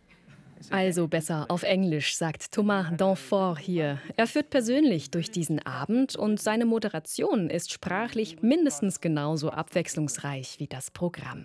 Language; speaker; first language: German; native; German